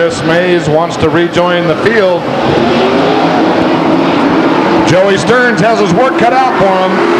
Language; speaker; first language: English; native; English